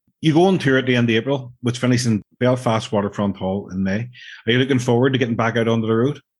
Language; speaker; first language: English; native; English